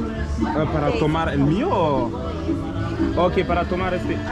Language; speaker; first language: Spanish; non-native, learner; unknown